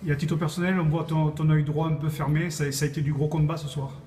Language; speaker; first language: French; native; French